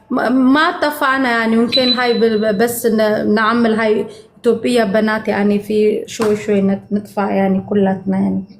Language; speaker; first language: Arabic; non-native, learner; Amharic